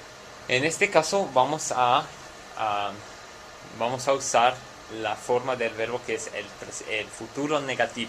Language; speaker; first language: Spanish; non-native, fluent; English